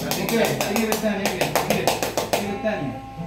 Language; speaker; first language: Indonesian; non-native, learner; Arabic